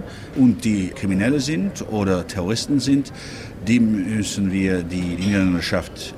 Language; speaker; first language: German; non-native, fluent; Dutch